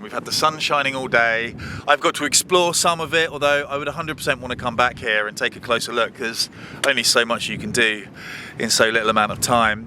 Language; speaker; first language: English; native; English